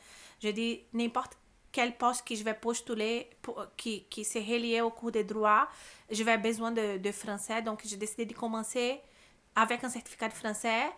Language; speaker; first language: French; non-native, learner; Portuguese